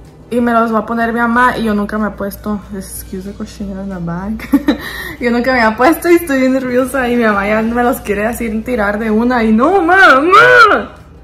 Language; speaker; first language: Spanish; early bilingual, heritage; Spanish